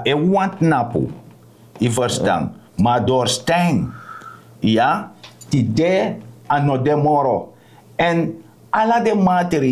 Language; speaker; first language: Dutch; non-native, local second language; Sranan Tongo